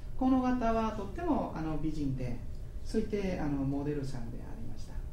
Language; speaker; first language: Japanese; non-native, fluent; Korean